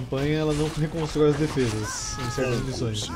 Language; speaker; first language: Portuguese; native; Portuguese